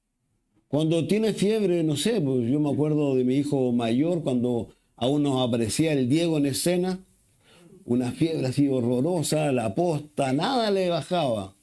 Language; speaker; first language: Spanish; native; Spanish